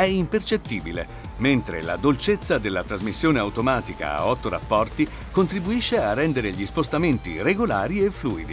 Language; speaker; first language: Italian; native; Italian